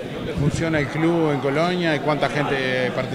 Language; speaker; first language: Spanish; native; Spanish